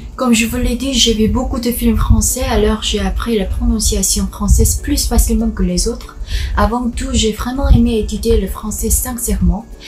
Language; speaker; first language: French; non-native, fluent; Korean